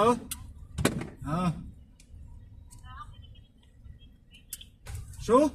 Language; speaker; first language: Arabic; non-native, learner; Hindi